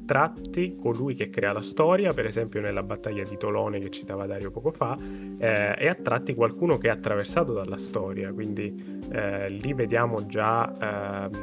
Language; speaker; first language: Italian; native; Italian